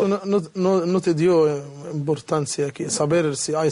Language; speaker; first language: Spanish; non-native, learner; Arabic